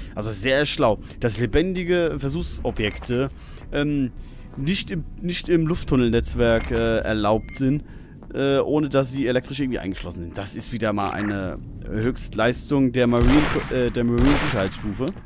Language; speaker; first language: German; native; German